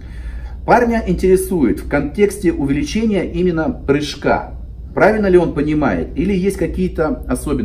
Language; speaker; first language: Russian; native; Russian